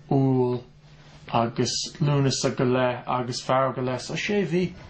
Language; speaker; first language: Irish; non-native, learner; English